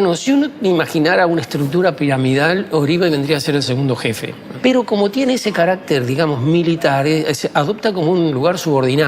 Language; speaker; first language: Spanish; native; Spanish